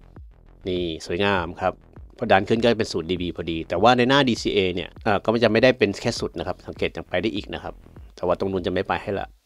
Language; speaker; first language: Thai; native; Thai